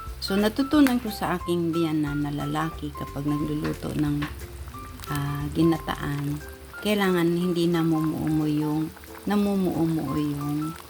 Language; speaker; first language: Filipino; non-native, local second language; Bikol